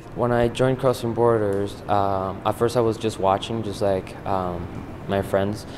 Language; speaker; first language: English; non-native, fluent; Kurdish